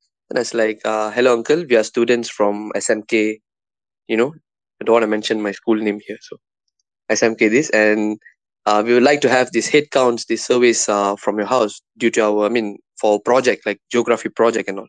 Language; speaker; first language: English; non-native, local second language; Tamil